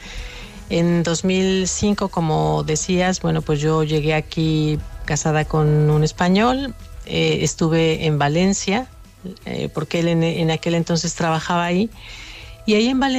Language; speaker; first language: Spanish; native; Spanish